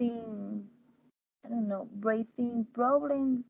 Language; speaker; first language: English; non-native, learner; Spanish